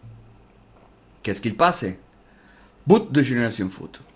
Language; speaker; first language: French; non-native, learner; Spanish